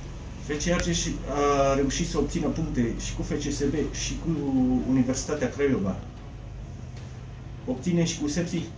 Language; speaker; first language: Romanian; native; Romanian